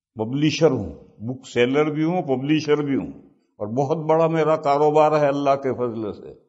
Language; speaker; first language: Urdu; non-native, local second language; Gujarati